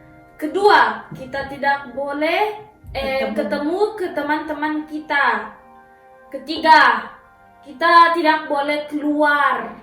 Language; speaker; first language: Indonesian; early bilingual, heritage; Indonesian